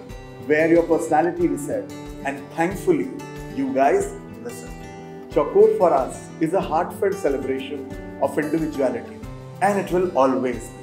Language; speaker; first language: English; non-native, local second language; Hindi